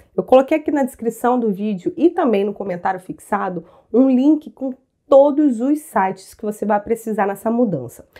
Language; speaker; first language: Portuguese; native; Portuguese